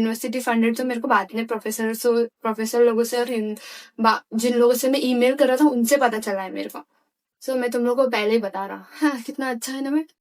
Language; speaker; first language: Hindi; non-native, local second language; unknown